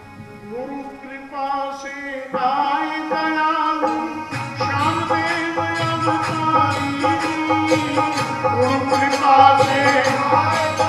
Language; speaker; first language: Hindi; native; Hindi